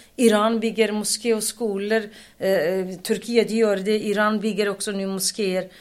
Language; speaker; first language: Swedish; non-native, fluent; Kurdish